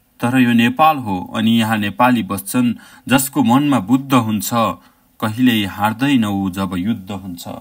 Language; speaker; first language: Nepali; native; Nepali